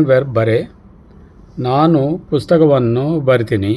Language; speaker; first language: Kannada; non-native, learner; Telugu